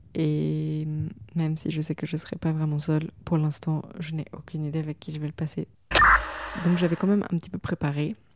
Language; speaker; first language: French; native; French